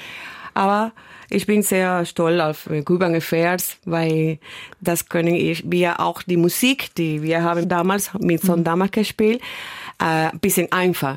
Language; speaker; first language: German; non-native, learner; Spanish